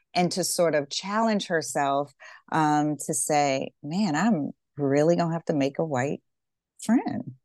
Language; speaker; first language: English; native; English